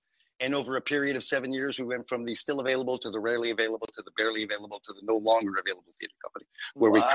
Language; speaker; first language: English; non-native, fluent; French